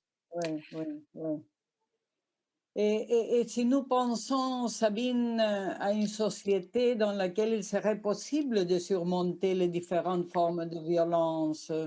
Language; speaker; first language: French; non-native, fluent; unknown